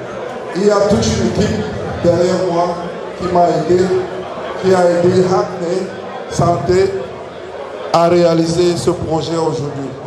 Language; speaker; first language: French; non-native, learner; English